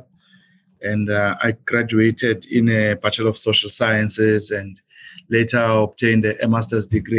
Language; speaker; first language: English; non-native, local second language; Zulu